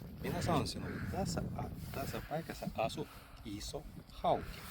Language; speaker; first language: Finnish; non-native, learner; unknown